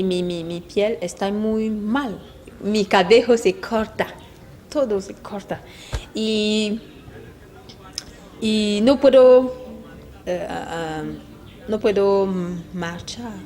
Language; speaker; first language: Spanish; non-native, learner; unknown